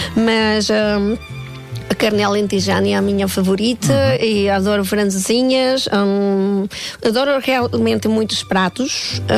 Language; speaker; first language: Portuguese; non-native, fluent; Spanish